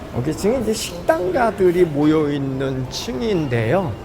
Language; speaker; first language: Korean; native; Korean